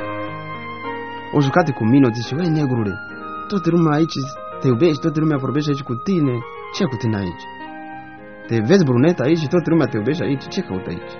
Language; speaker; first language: Romanian; non-native, learner; Rundi